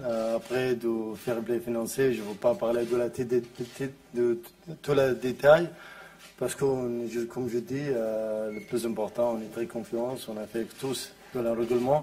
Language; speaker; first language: French; non-native, learner; Arabic